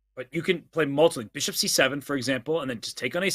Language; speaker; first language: English; native; English